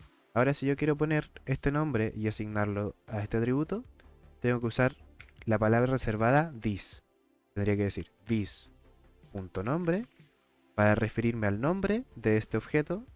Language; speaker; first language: Spanish; native; Spanish